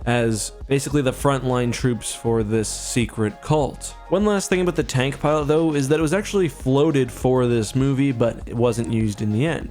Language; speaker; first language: English; native; English